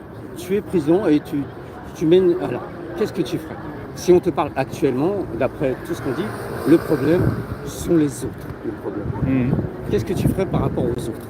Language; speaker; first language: French; native; French